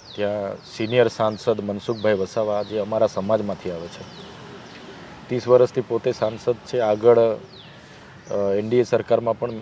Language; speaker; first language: Gujarati; non-native, local second language; Vasavi